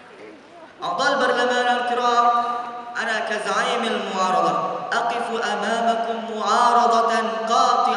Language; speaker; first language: Arabic; non-native, learner; Malay